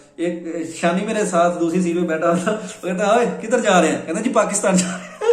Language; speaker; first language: Urdu; non-native, local second language; Punjabi